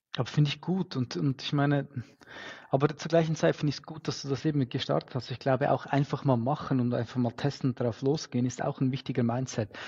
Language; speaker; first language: German; native; German